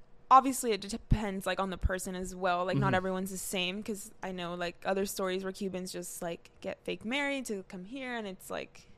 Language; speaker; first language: English; early bilingual, other home language; Spanish